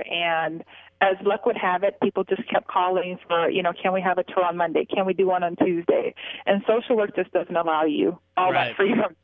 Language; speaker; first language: English; native; English